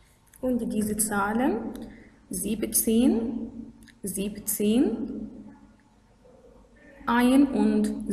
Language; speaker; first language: German; non-native, fluent; Arabic